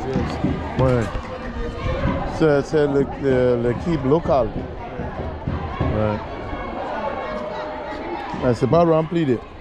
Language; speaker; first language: French; non-native, fluent; English